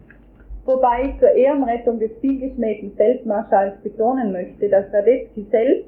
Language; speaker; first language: German; native; German